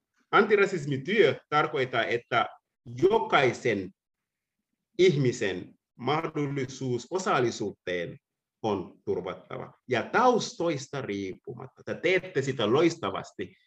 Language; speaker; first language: Finnish; non-native, fluent; Wolof